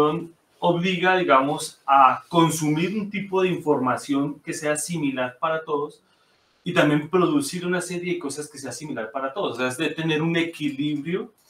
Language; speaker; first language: Spanish; native; Spanish